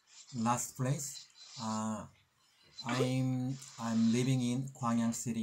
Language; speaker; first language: English; non-native, learner; Korean